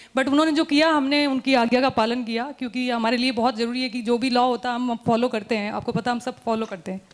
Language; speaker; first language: Hindi; native; Hindi